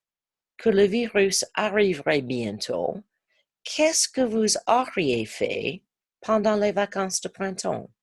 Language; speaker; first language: French; non-native, fluent; English